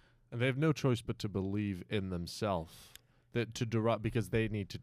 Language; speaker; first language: English; non-native, fluent; French